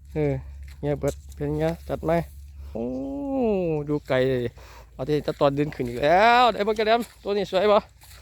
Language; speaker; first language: Thai; native; Thai